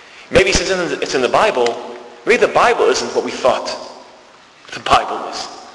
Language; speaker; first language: English; non-native, fluent; Hebrew